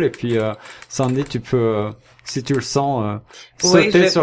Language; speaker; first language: French; native; French